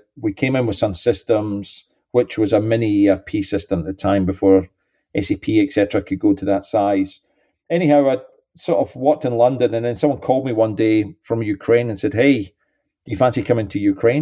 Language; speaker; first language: English; native; English